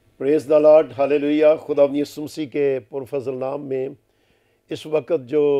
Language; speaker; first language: Urdu; non-native, local second language; Punjabi